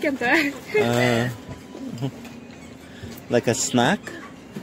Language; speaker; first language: English; non-native, learner; Japanese